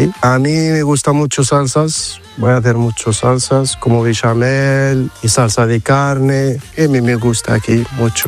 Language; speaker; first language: Spanish; non-native, learner; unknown